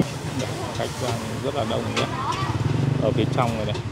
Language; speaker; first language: Vietnamese; native; Vietnamese